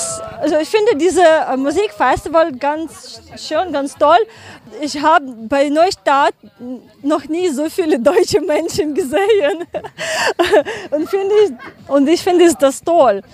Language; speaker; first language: German; non-native, learner; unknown